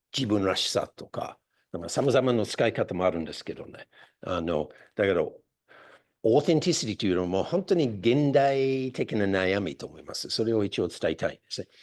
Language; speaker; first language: Japanese; non-native, fluent; English